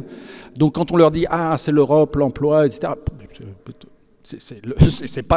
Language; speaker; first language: French; native; French